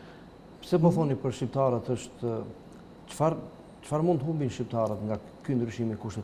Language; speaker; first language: Albanian; native; Albanian